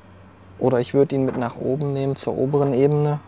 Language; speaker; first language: German; native; German